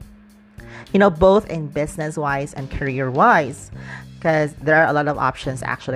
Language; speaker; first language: English; non-native, local second language; Cebuano